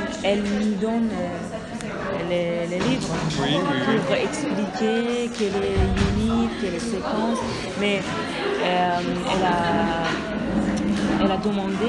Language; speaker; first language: French; non-native, learner; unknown